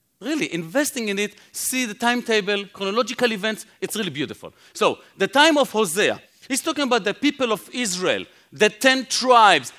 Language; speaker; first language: English; non-native, fluent; Hebrew